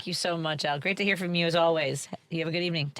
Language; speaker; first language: English; native; English